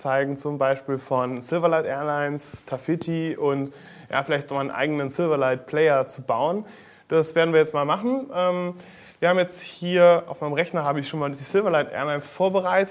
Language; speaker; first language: German; native; German